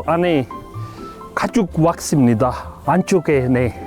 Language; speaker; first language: Korean; non-native, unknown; Punjabi